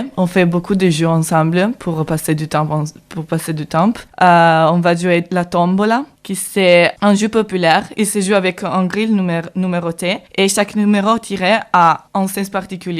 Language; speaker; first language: French; non-native, learner; Italian